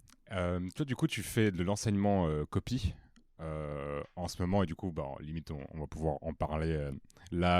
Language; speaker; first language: French; native; French